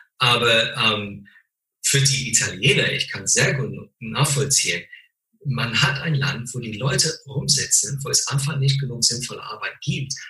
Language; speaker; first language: German; non-native, fluent; English